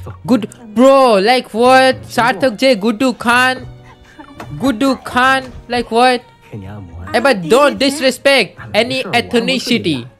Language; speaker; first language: English; non-native, local second language; Odia